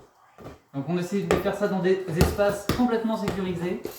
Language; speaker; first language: French; native; French